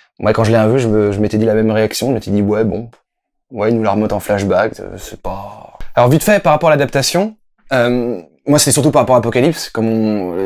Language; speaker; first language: French; native; French